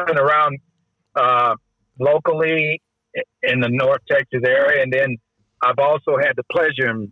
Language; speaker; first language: English; native; English